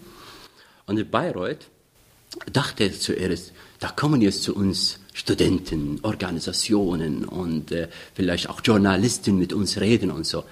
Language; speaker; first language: German; non-native, fluent; Arabic